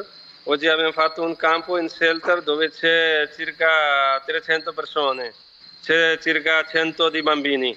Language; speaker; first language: Italian; non-native, fluent; Nepali